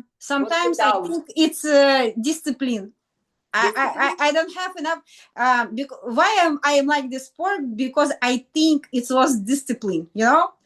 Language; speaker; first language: English; non-native, learner; Russian